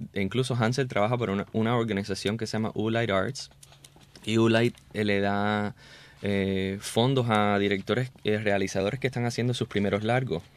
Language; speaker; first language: Spanish; early bilingual, heritage; Spanish